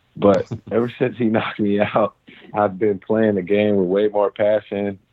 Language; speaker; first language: English; native; English